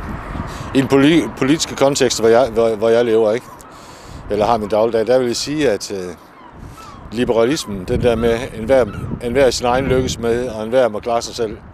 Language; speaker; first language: Danish; native; Danish